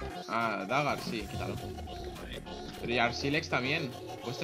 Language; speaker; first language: Spanish; native; Spanish